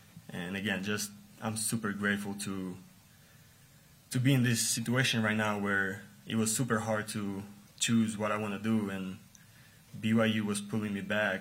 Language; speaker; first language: English; non-native, fluent; Russian